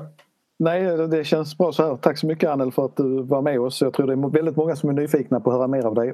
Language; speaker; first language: Swedish; native; Swedish